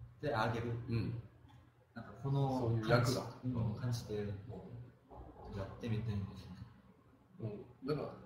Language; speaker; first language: Japanese; non-native, fluent; Korean